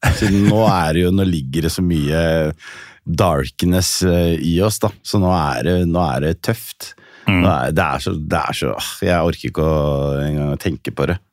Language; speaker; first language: Norwegian; early bilingual, other home language; Riffian